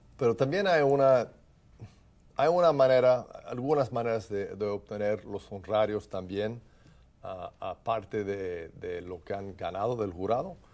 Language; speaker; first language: Spanish; non-native, fluent; English